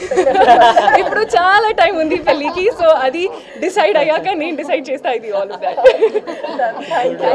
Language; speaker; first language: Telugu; non-native, local second language; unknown